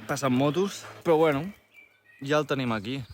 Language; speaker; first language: Catalan; native; Catalan